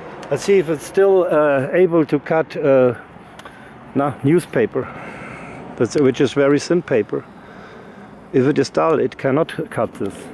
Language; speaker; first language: English; non-native, fluent; German